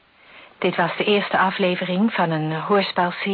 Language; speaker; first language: Dutch; native; Dutch